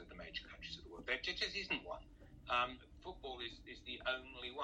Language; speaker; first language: English; native; English